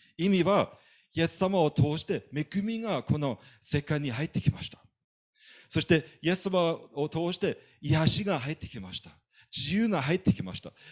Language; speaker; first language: Japanese; non-native, fluent; German